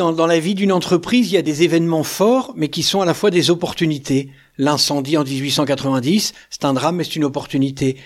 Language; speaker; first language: French; native; French